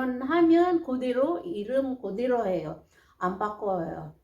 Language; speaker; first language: Korean; non-native, learner; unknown